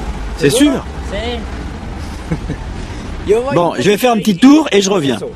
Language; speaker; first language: French; native; French